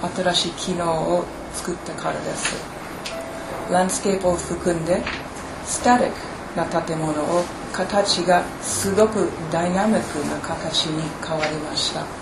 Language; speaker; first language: Japanese; non-native, fluent; English